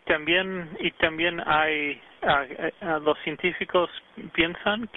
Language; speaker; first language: Spanish; early bilingual, heritage; English